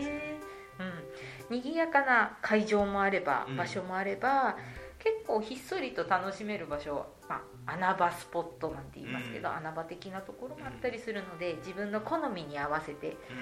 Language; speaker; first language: Japanese; native; Japanese